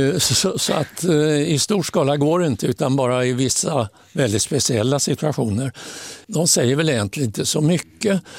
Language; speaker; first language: Swedish; native; Swedish